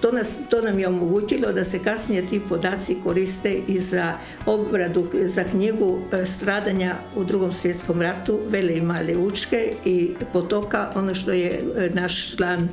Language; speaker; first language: Croatian; native; Croatian